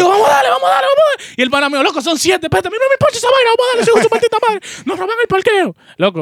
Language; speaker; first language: Spanish; native; Spanish